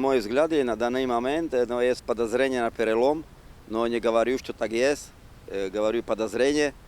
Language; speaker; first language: Russian; non-native, fluent; Slovak